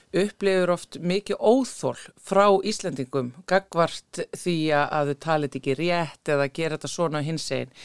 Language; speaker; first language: Icelandic; native; Icelandic